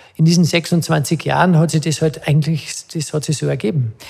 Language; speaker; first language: German; native; German